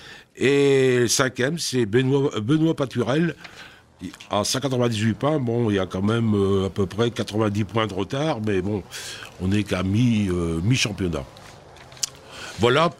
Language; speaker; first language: French; native; French